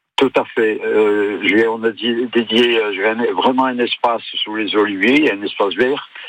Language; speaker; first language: French; native; French